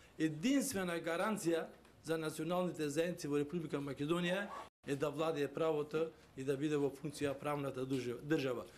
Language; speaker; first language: Macedonian; non-native, local second language; Turkish